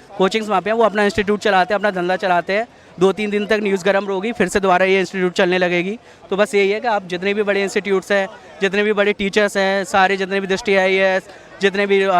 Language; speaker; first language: Hindi; native; Hindi